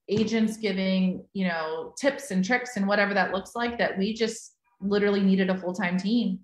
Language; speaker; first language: English; native; English